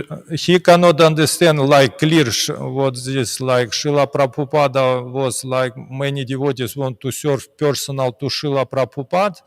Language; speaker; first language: English; non-native, learner; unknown